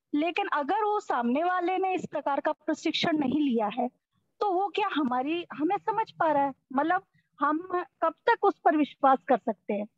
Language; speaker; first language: Hindi; native; Hindi